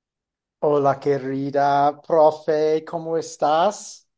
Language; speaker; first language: Spanish; non-native, fluent; English